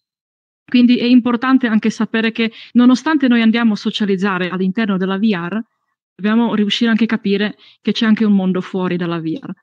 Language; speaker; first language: Italian; non-native, fluent; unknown